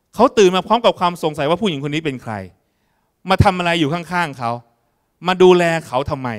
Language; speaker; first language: Thai; native; Thai